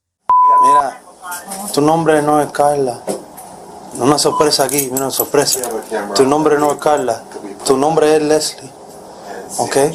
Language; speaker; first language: Spanish; early bilingual, heritage; Spanish